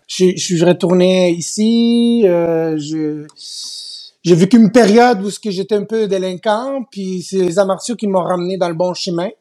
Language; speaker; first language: French; native; French